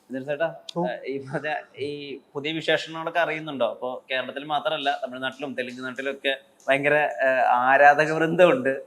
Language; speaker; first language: Malayalam; native; Malayalam